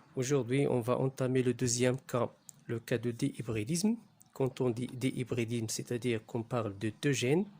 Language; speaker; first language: French; non-native, local second language; Arabic